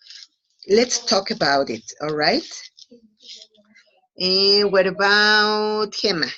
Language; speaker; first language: English; non-native, fluent; Spanish